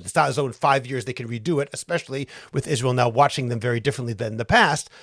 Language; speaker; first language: English; native; English